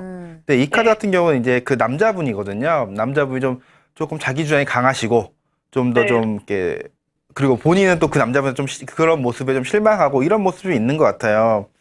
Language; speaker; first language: Korean; native; Korean